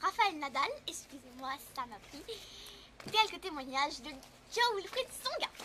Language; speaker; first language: French; native; French